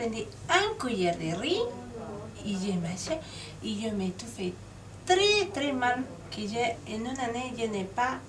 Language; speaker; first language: French; non-native, learner; Spanish